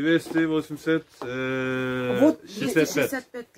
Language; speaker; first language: Russian; non-native, learner; Turkish